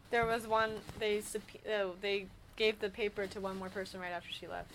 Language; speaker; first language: English; native; English